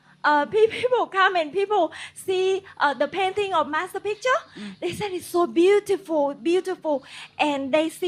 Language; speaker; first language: English; non-native, learner; Vietnamese